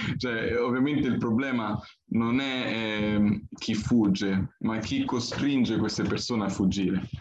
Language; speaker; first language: Italian; early bilingual, other home language; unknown